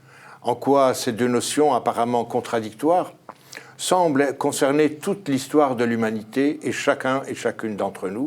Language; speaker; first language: French; native; French